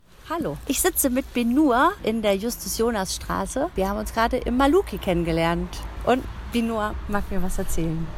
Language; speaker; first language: German; native; German